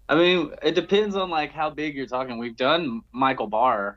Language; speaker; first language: English; native; English